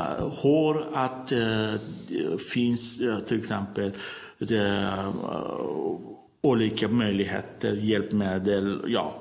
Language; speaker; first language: Swedish; non-native, learner; Persian